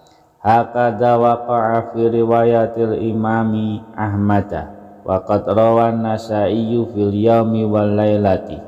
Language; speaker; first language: Arabic; non-native, fluent; Indonesian